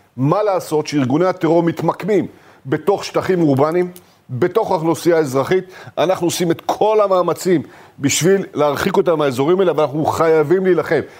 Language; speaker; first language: Hebrew; native; Hebrew